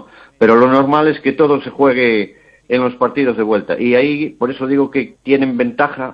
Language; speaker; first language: Spanish; native; Spanish